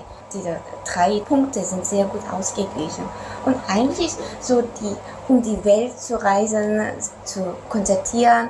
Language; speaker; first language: German; non-native, fluent; Korean